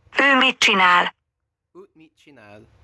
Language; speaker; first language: Hungarian; non-native, learner; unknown